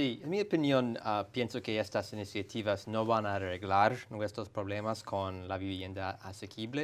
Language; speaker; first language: Spanish; non-native, fluent; English